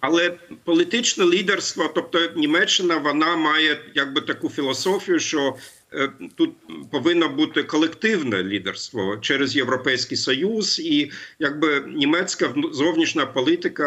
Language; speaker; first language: Ukrainian; non-native, fluent; German